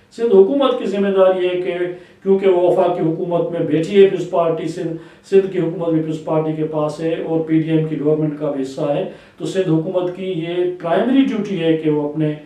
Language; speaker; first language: Urdu; non-native, local second language; Sindhi